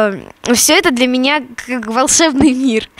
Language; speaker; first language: Russian; native; Russian